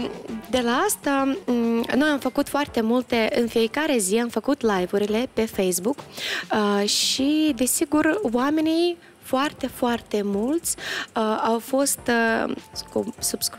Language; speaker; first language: Romanian; non-native, local second language; Russian